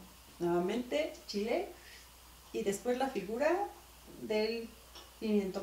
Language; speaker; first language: Spanish; native; Spanish